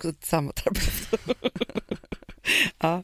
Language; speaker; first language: Swedish; native; Swedish